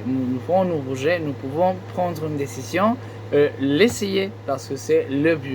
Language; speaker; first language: French; non-native, learner; Spanish